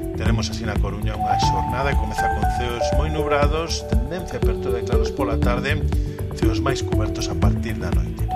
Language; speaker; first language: Galician; native; Galician